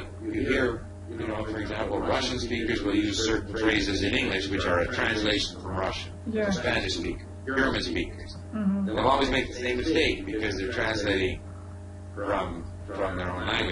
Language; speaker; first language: English; non-native, fluent; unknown